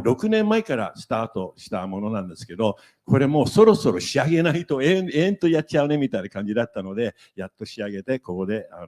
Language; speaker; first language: Japanese; native; Japanese